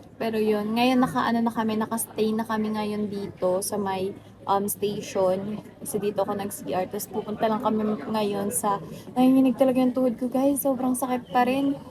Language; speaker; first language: Filipino; native; Filipino